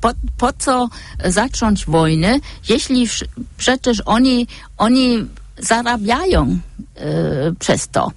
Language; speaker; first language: Polish; non-native, fluent; German